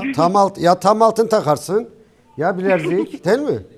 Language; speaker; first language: Turkish; native; Turkish